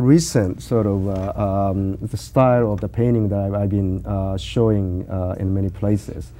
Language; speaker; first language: English; non-native, learner; Japanese